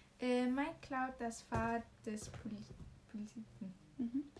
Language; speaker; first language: German; non-native, learner; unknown